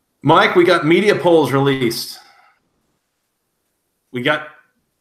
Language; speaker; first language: English; native; English